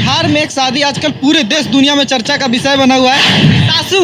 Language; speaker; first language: Hindi; native; Hindi